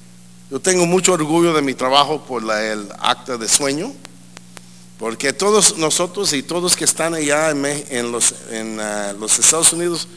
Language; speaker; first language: Spanish; early bilingual, heritage; English